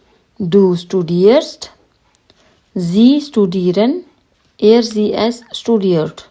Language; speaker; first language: German; non-native, fluent; Hindi